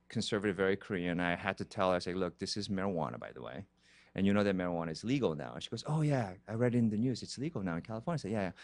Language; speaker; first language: English; non-native, fluent; Korean